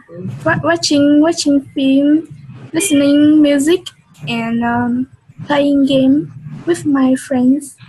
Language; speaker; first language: English; non-native, learner; Vietnamese